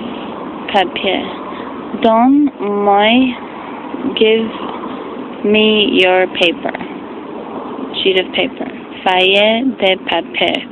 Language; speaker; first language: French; non-native, fluent; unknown